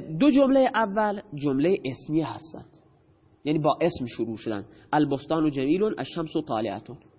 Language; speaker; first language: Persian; non-native, local second language; Baluchi